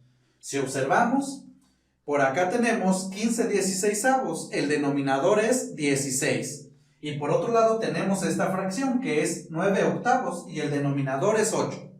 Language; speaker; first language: Spanish; native; Spanish